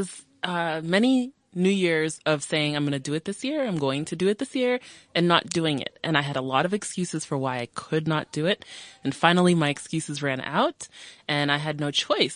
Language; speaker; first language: English; native; English